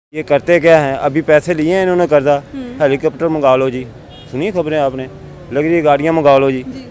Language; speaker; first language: Hindi; non-native, local second language; Punjabi